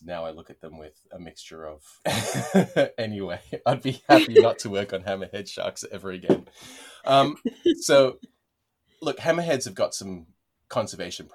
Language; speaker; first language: English; native; English